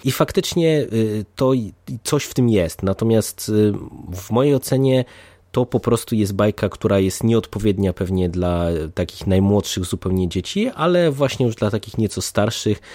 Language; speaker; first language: Polish; native; Polish